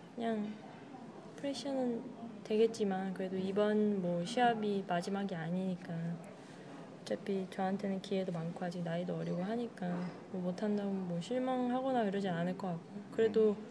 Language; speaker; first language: Korean; native; Korean